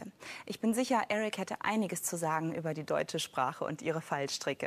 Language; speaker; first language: German; native; German